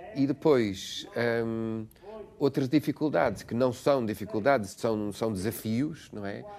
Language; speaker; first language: Portuguese; non-native, fluent; English